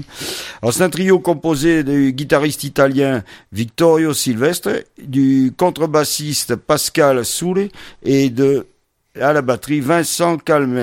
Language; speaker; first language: French; native; French